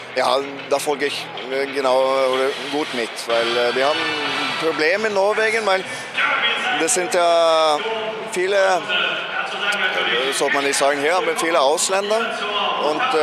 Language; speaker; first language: German; non-native, fluent; Norwegian